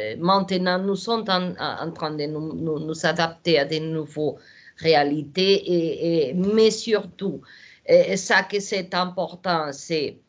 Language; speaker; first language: French; non-native, learner; Portuguese